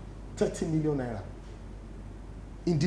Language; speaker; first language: English; non-native, local second language; Yoruba